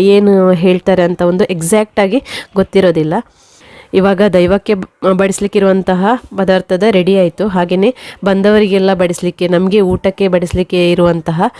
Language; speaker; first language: Kannada; non-native, local second language; Tulu